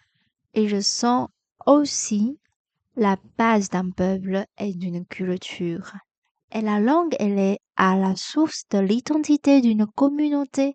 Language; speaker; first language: French; non-native, fluent; Chinese